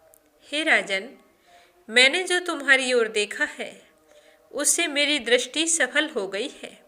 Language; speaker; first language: Hindi; native; Hindi